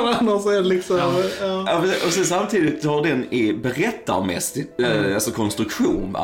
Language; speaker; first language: Swedish; native; Swedish